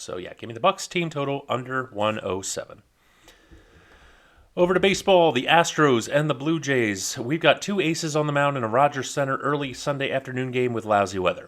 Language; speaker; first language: English; native; English